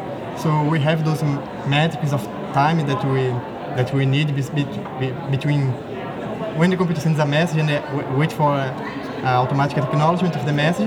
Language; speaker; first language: English; non-native, fluent; Portuguese